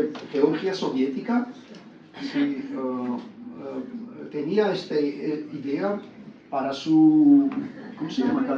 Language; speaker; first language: Spanish; non-native, learner; Georgian